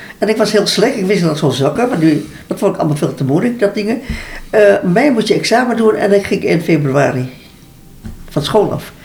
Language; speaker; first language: Dutch; early bilingual, other home language; Malay